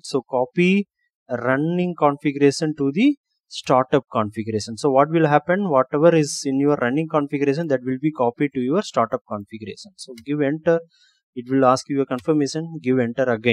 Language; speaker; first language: English; non-native, local second language; Tamil